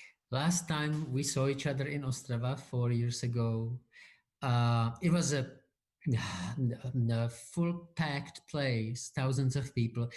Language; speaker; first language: English; non-native, fluent; Czech